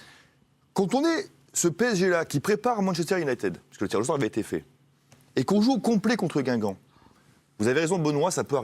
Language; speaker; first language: French; native; French